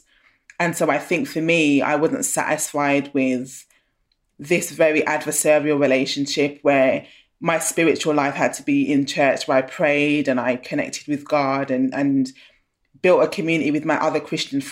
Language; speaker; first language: English; native; English